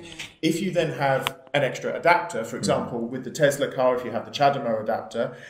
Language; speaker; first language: English; native; English